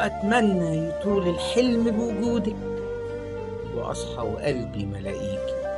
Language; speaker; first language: Arabic; native; Arabic